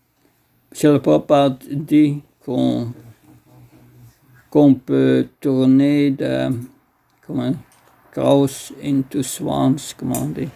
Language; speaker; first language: French; non-native, fluent; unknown